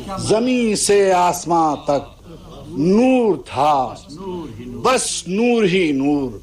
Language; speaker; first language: Urdu; native; Urdu